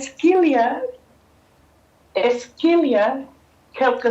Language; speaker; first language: French; non-native, learner; English